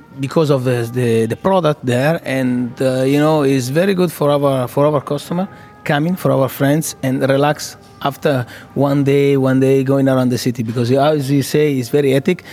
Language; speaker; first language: English; non-native, fluent; Italian